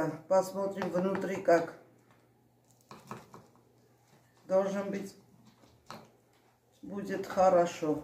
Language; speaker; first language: Russian; non-native, fluent; Armenian